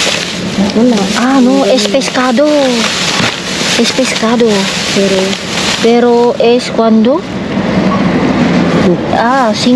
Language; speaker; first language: Spanish; non-native, learner; Filipino